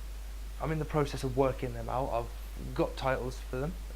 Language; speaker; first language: English; native; English